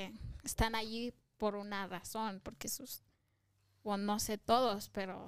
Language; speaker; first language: Spanish; early bilingual, heritage; Spanish